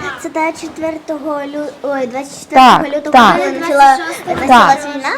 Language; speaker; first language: Ukrainian; non-native, local second language; Russian